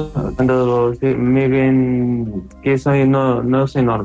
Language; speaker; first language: Spanish; non-native, learner; Arabic